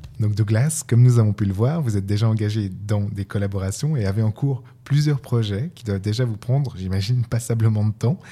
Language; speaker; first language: French; native; French